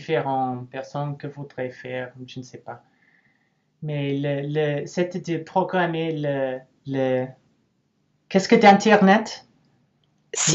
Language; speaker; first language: French; non-native, learner; English